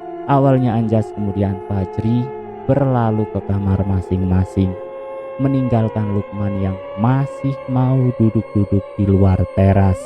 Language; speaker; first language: Indonesian; native; Indonesian